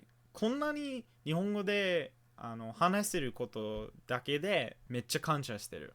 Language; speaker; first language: Japanese; non-native, fluent; English